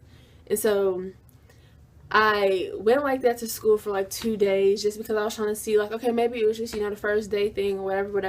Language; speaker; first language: English; native; English